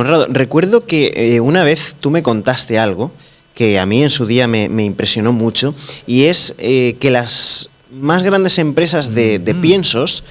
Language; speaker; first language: Spanish; native; Spanish